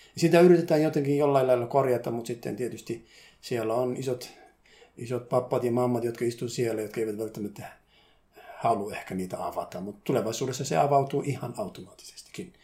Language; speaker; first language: Finnish; non-native, fluent; Somali